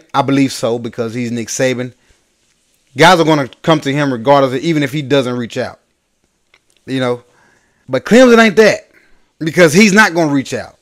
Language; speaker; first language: English; native; English